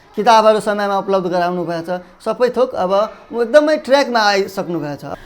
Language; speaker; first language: Nepali; non-native, local second language; Maithili